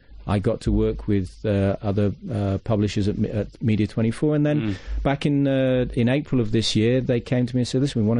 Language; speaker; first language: English; native; English